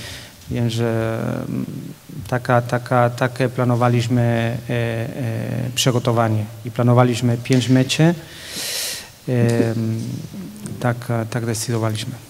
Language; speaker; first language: Polish; non-native, fluent; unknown